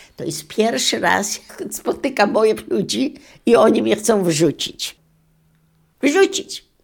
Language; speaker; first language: Polish; non-native, local second language; Yiddish